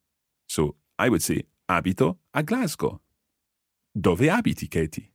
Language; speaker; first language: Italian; non-native, fluent; English